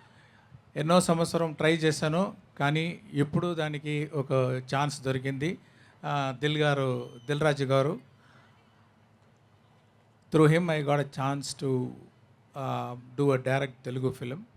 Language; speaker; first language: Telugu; non-native, fluent; Tamil